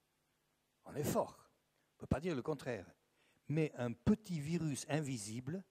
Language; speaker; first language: French; native; French